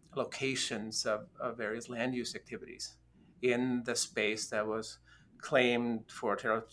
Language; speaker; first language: English; non-native, fluent; Norwegian